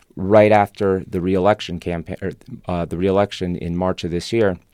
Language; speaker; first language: English; non-native, fluent; Spanish